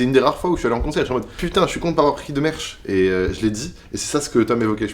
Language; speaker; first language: French; native; French